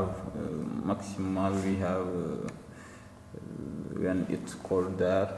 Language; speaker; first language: English; non-native, learner; Wolof